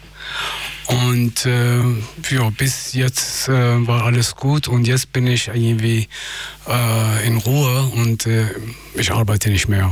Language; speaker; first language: German; non-native, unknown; Persian